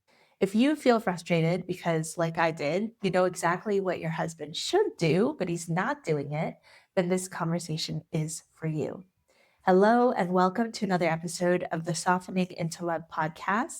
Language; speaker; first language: English; native; English